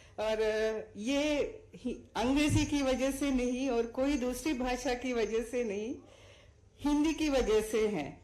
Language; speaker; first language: Hindi; non-native, fluent; Sinhala